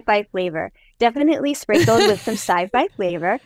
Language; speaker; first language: English; native; English